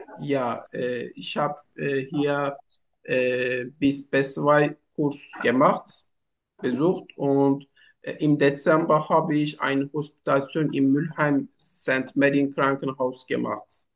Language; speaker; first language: German; non-native, learner; Turkish